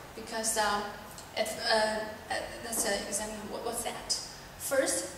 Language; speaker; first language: English; non-native, learner; Chinese